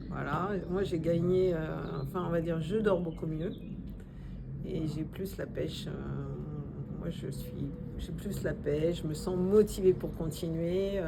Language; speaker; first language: French; native; French